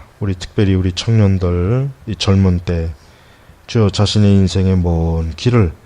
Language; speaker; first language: Korean; native; Korean